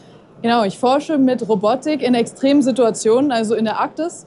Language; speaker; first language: German; native; German